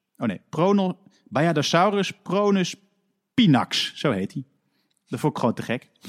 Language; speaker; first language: Dutch; native; Dutch